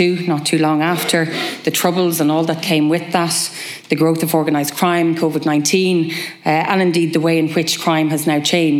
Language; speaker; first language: English; native; English